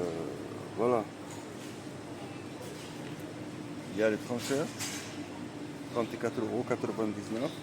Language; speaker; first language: French; non-native, learner; Arabic